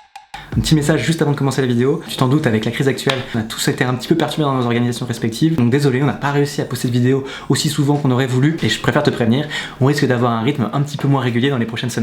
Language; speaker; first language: French; native; French